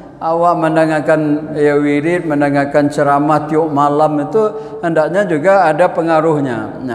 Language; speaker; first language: Malay; non-native, local second language; Minangkabau